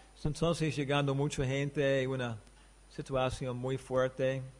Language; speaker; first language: Spanish; non-native, learner; English